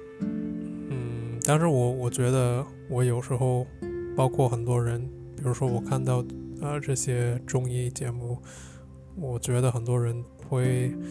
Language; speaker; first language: Chinese; non-native, fluent; English